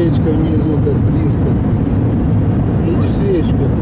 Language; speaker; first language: Russian; native; Russian